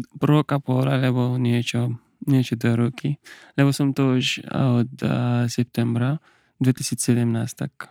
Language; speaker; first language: Slovak; non-native, learner; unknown